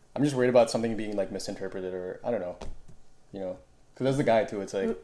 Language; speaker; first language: English; non-native, local second language; Filipino